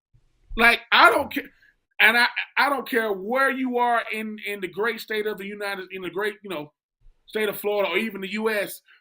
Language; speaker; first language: English; native; English